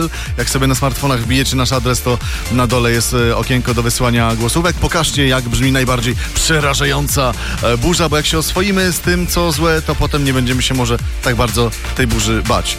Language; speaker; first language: Polish; native; Polish